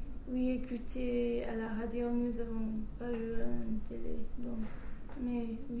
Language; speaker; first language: French; non-native, fluent; English